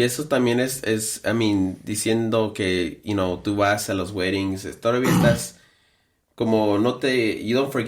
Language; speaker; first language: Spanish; early bilingual, heritage; Spanish